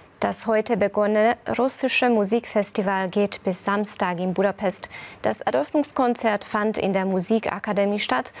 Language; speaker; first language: German; non-native, fluent; Hungarian